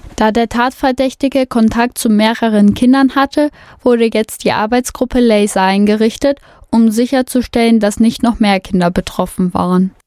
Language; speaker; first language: German; native; German